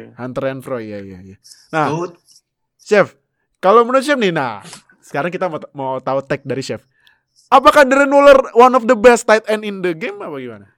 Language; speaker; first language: Indonesian; native; Indonesian